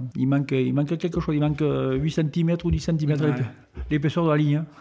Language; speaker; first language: French; native; French